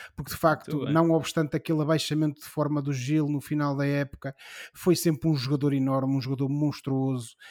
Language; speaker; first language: Portuguese; native; Portuguese